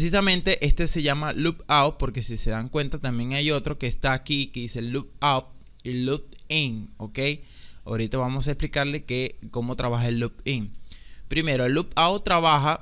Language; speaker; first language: Spanish; native; Spanish